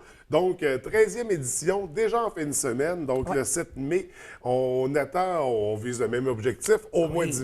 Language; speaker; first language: French; native; French